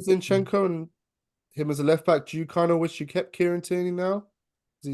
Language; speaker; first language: English; native; English